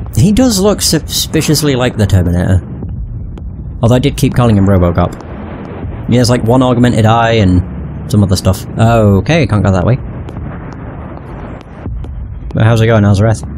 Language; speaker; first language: English; native; English